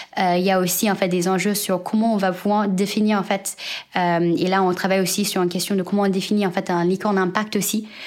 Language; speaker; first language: French; non-native, fluent; Chinese